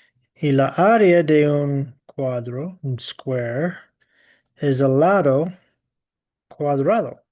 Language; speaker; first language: Spanish; non-native, fluent; English